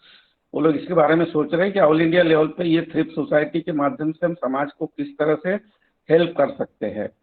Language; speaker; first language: Hindi; native; Hindi